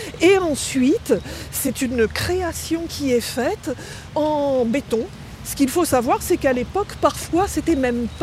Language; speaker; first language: French; native; French